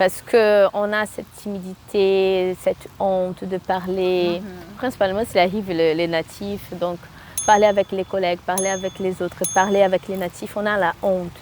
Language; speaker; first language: French; non-native, fluent; Portuguese